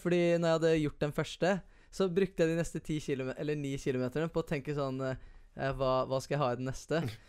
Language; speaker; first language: Norwegian; early bilingual, other home language; English